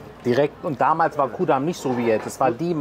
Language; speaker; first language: German; native; German